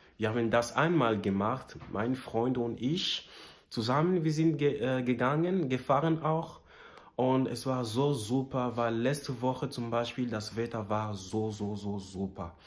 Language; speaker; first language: German; non-native, learner; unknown